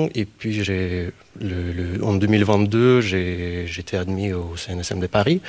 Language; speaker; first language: French; non-native, fluent; Ukrainian